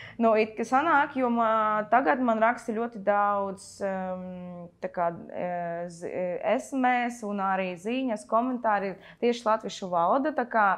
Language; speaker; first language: Latvian; early bilingual, other home language; Russian